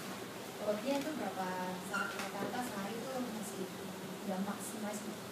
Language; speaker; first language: Indonesian; native; Indonesian